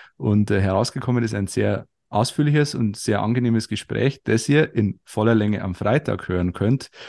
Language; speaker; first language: German; native; German